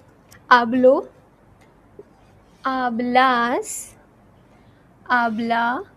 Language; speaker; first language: Spanish; non-native, fluent; Hindi